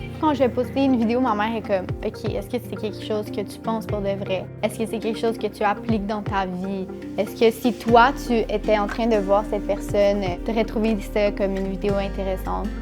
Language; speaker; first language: French; early bilingual, other home language; Portuguese